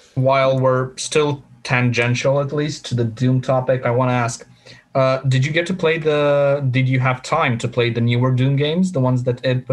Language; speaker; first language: English; non-native, fluent; Romanian